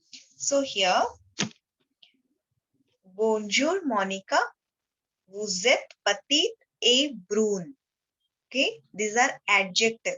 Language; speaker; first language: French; non-native, learner; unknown